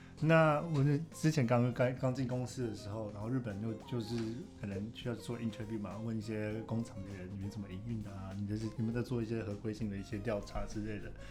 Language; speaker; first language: Chinese; native; Chinese